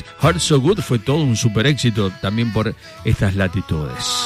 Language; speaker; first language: Spanish; native; Spanish